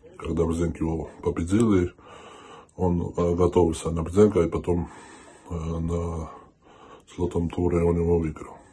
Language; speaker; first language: Russian; non-native, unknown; Georgian